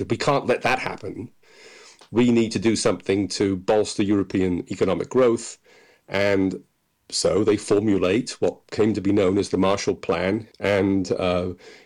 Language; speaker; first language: English; native; English